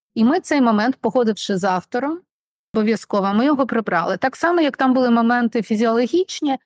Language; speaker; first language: Ukrainian; non-native, local second language; Russian